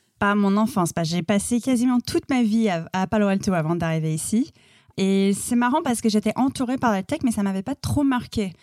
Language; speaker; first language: French; non-native, fluent; English